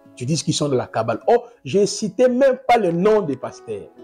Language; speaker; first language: French; non-native, local second language; Lingala